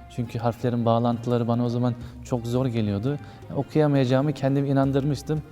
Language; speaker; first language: Turkish; native; Turkish